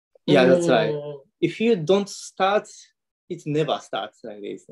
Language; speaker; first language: English; non-native, learner; Japanese